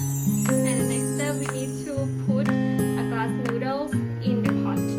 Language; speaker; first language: English; non-native, learner; Thai